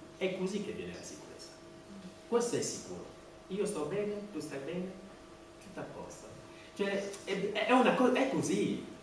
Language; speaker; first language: Italian; non-native, fluent; French